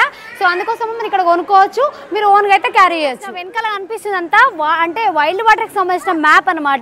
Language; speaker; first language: Telugu; native; Telugu